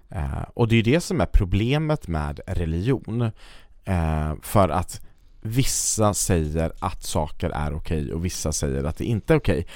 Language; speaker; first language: Swedish; native; Swedish